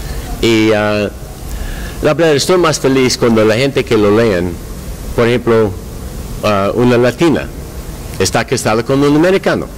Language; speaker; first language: Spanish; non-native, learner; English